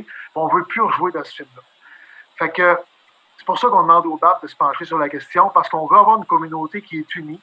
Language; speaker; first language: French; native; French